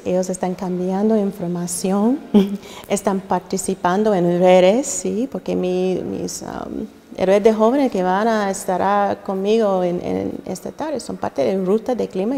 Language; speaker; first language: Spanish; non-native, learner; English